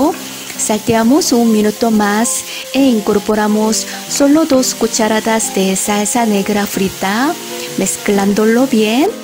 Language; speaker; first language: Spanish; non-native, fluent; Korean